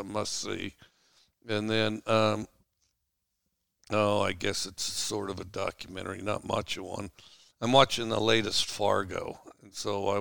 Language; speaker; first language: English; native; English